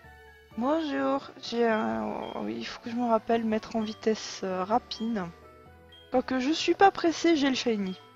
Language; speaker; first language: French; native; French